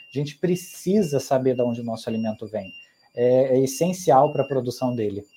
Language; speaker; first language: Portuguese; early bilingual, other home language; Spanish